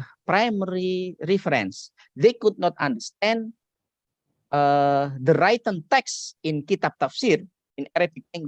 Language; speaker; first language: English; non-native, learner; Indonesian